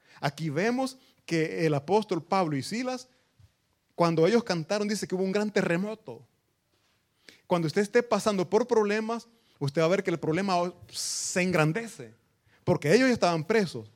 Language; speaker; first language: Spanish; native; Spanish